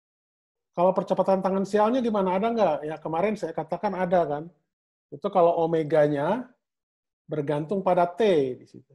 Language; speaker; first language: Indonesian; native; Indonesian